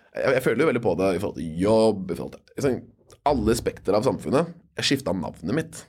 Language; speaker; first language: Norwegian; native; Norwegian